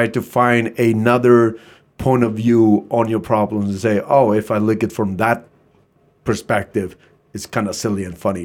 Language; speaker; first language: English; non-native, fluent; Icelandic